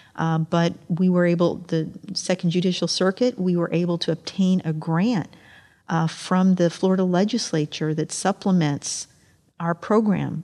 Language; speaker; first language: English; early bilingual, other home language; Amharic